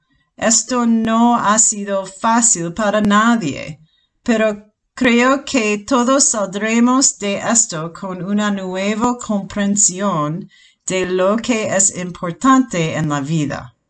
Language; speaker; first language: Spanish; non-native, fluent; English